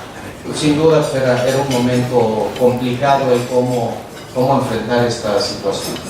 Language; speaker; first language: Spanish; native; Spanish